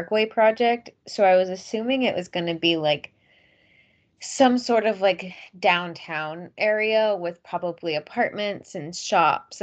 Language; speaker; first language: English; native; English